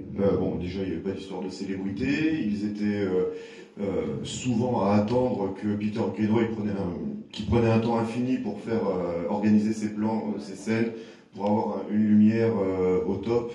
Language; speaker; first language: French; native; French